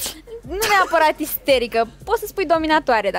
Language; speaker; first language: Romanian; native; Romanian